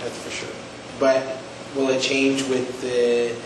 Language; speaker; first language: English; native; English